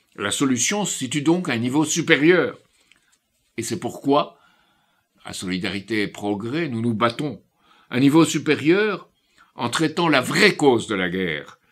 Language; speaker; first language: French; native; French